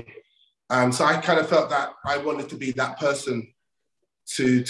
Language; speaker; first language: English; native; English